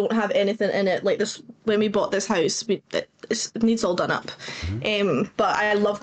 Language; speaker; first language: English; native; English